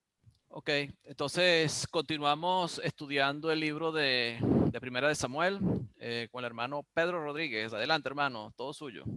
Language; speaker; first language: Spanish; native; Spanish